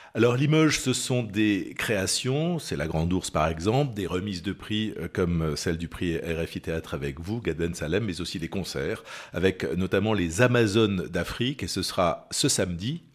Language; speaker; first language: French; native; French